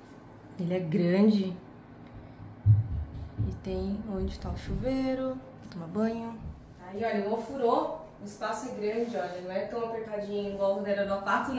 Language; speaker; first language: Portuguese; native; Portuguese